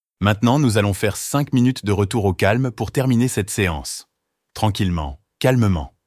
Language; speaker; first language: French; native; French